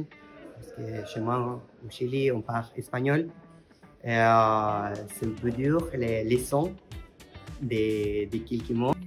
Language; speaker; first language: French; non-native, learner; Spanish